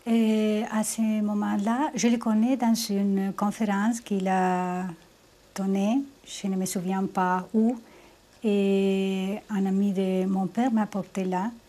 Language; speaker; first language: French; non-native, fluent; Spanish